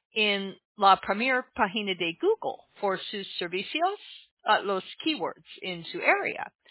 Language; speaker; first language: Spanish; non-native, learner; English